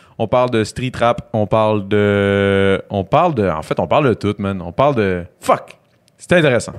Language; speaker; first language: French; native; French